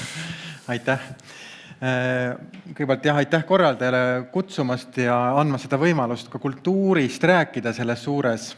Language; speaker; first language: Estonian; native; Estonian